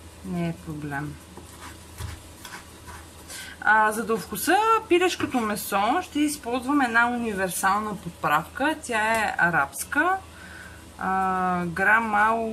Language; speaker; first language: Bulgarian; native; Bulgarian